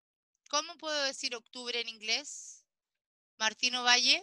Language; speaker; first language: Spanish; native; Spanish